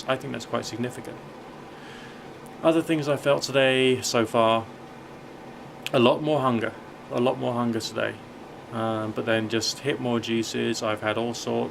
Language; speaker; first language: English; native; English